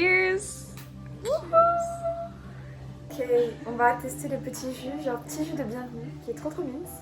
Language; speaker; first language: French; native; French